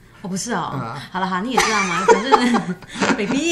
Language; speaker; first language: Chinese; native; Chinese